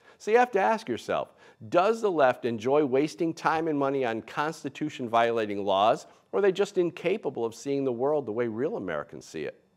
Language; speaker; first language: English; native; English